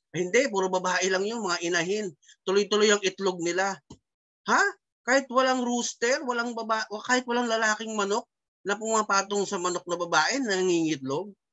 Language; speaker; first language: Filipino; native; Filipino